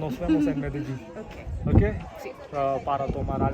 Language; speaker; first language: Spanish; non-native, learner; Turkish